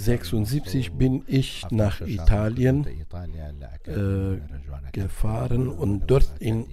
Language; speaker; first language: German; non-native, fluent; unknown